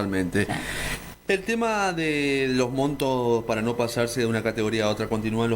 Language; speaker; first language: Spanish; native; Spanish